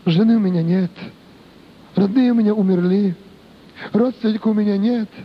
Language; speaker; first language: Russian; non-native, local second language; Ukrainian